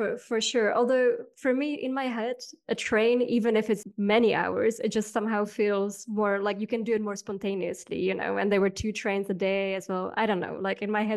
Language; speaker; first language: English; non-native, fluent; Czech